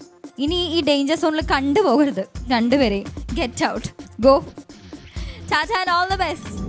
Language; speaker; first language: Malayalam; native; Malayalam